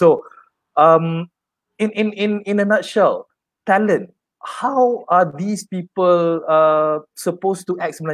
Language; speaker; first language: English; non-native, local second language; Malay